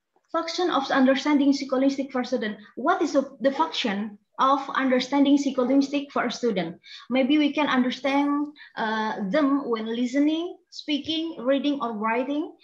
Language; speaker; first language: English; non-native, learner; Indonesian